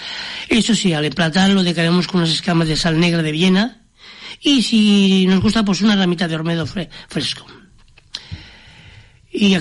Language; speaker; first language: Spanish; native; Spanish